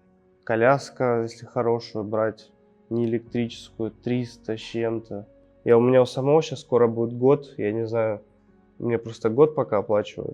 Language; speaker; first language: Russian; native; Russian